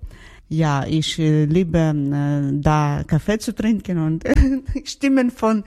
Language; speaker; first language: German; non-native, learner; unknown